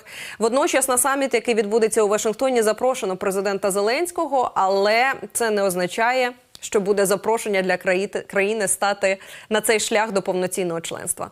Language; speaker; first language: Ukrainian; native; Ukrainian